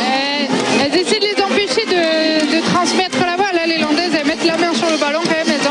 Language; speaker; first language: French; native; French